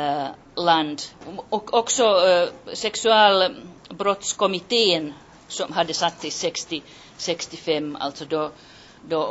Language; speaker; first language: Swedish; non-native, local second language; Finnish